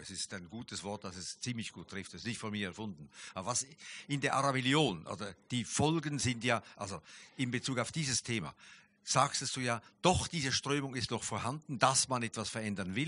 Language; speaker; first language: German; native; German